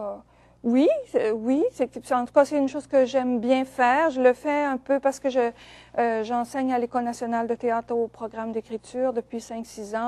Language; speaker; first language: French; native; French